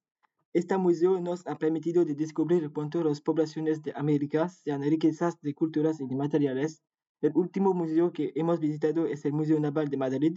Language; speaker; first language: Spanish; non-native, learner; French